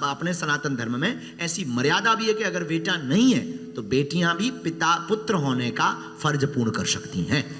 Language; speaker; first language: Hindi; native; Hindi